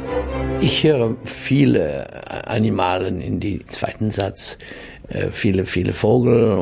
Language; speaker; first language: German; non-native, fluent; English